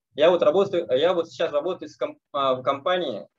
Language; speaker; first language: Russian; non-native, learner; Malay